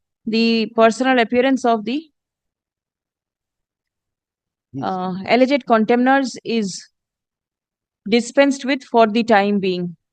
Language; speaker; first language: English; non-native, local second language; Bangla